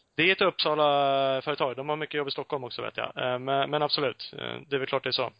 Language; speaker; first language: Swedish; native; Swedish